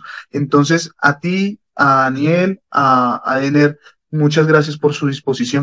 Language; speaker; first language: Spanish; native; Spanish